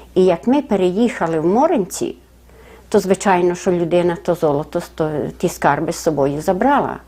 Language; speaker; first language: Ukrainian; native; Ukrainian